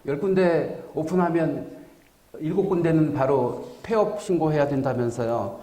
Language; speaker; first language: Korean; native; Korean